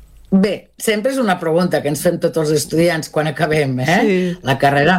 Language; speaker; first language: Catalan; non-native, local second language; Spanish